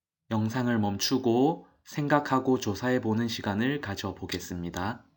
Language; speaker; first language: Korean; native; Korean